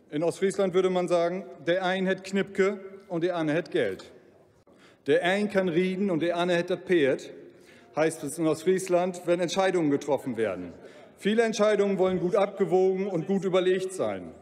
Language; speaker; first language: German; non-native, local second language; Low German